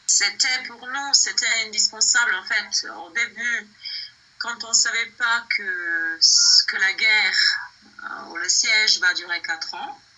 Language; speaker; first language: French; non-native, fluent; Bosnian